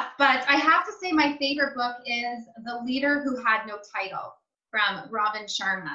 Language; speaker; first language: English; native; English